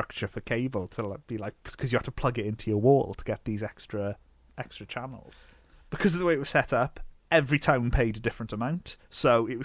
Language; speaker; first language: English; native; English